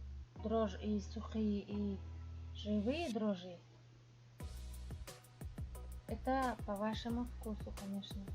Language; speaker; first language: Russian; non-native, fluent; Tajik